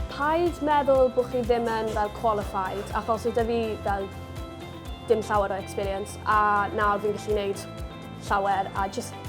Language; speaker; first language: Welsh; non-native, local second language; English